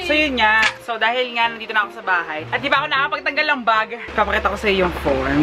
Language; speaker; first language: Filipino; native; Filipino